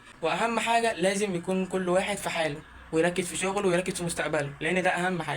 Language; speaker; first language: Arabic; native; Arabic